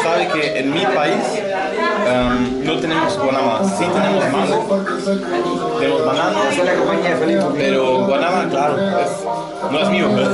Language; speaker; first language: Spanish; non-native, fluent; Dutch